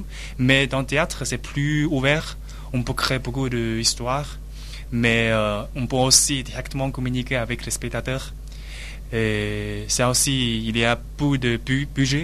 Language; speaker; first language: French; non-native, learner; Chinese